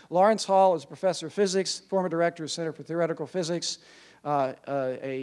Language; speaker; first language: English; native; English